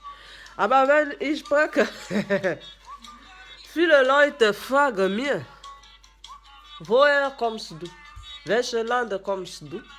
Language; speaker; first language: German; non-native, learner; French